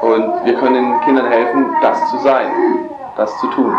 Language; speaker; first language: German; native; German